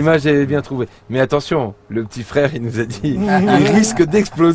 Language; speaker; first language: French; native; French